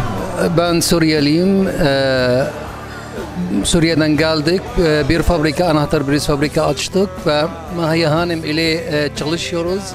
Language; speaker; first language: Turkish; non-native, learner; Arabic